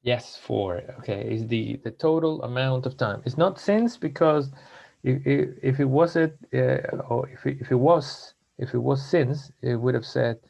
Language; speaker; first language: English; non-native, fluent; Spanish